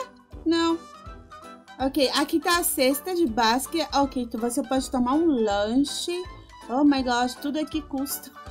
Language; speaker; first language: Portuguese; non-native, fluent; Spanish